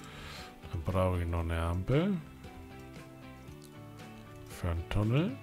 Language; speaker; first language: German; native; German